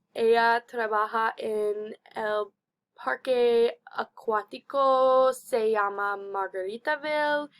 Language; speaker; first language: Spanish; non-native, learner; English